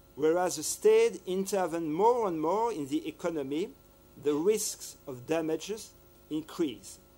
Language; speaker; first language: English; non-native, fluent; French